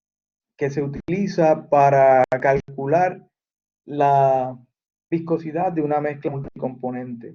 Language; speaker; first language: Spanish; native; Spanish